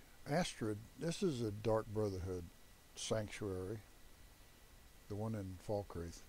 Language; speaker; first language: English; native; English